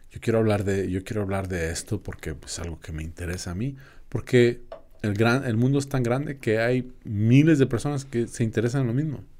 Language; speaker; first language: Spanish; early bilingual, other home language; English